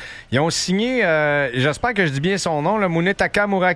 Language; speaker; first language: French; native; French